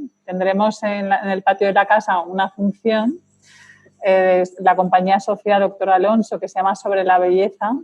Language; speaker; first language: Spanish; native; Spanish